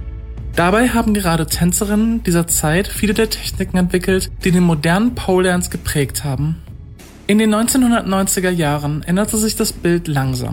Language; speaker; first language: German; native; German